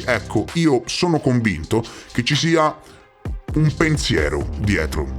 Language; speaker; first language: Italian; native; Italian